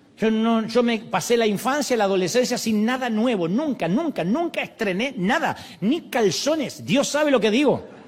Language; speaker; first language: Spanish; native; Spanish